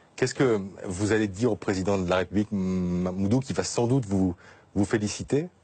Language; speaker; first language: French; native; French